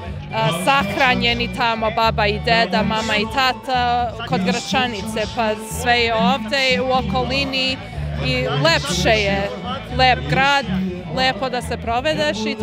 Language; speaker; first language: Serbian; early bilingual, heritage; Serbian